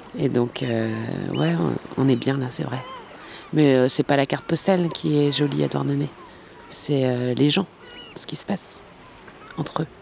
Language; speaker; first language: French; native; French